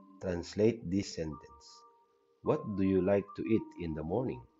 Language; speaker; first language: English; non-native, learner; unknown